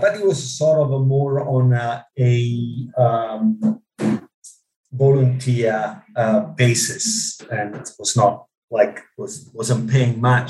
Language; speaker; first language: English; non-native, fluent; Italian